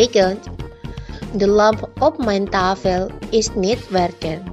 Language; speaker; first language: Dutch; non-native, learner; Indonesian